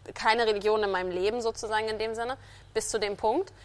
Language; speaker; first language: German; native; German